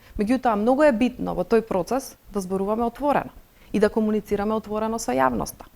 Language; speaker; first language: Macedonian; non-native, local second language; Bosnian